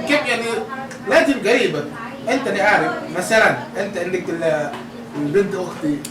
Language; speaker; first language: Arabic; non-native, learner; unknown